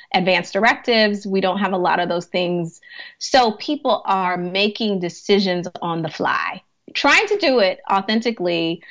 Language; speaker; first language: English; native; English